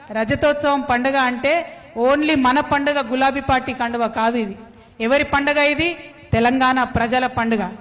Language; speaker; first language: Telugu; native; Telugu